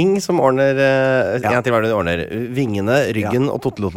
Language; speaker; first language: Norwegian; native; Norwegian